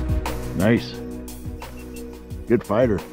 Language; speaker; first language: English; native; English